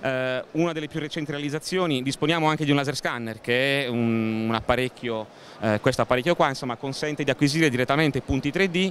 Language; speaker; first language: Italian; native; Italian